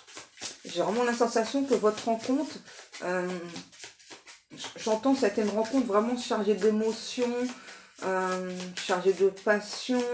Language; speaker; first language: French; native; French